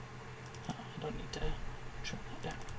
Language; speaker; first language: English; native; English